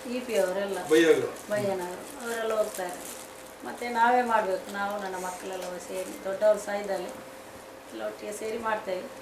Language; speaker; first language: Kannada; non-native, local second language; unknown